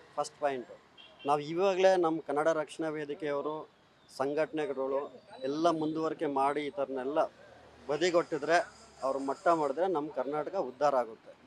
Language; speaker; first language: Kannada; native; Kannada